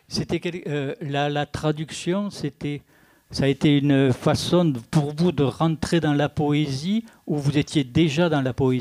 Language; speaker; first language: French; native; French